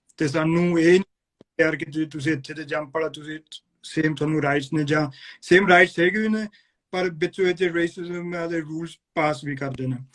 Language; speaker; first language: Punjabi; early bilingual, heritage; Punjabi